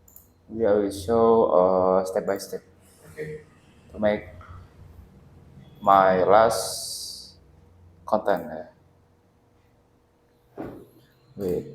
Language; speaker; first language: English; non-native, learner; Indonesian